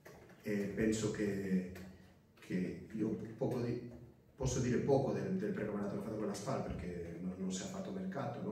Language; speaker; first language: Italian; non-native, fluent; Spanish